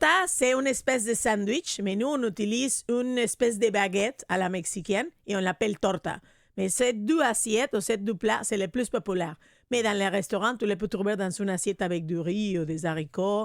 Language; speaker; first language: French; non-native, fluent; Spanish